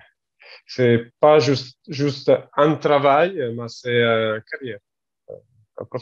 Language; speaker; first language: French; non-native, learner; Italian